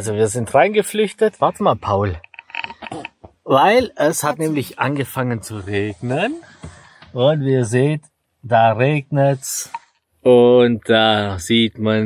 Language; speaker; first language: German; native; German